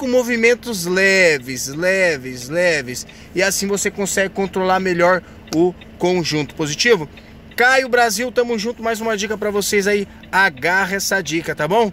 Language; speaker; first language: Portuguese; native; Portuguese